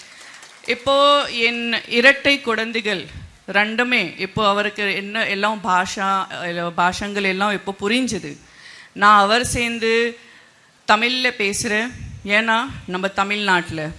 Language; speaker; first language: Tamil; non-native, local second language; Gujarati